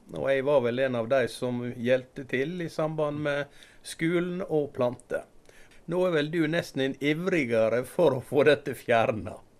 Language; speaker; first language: Norwegian; native; Norwegian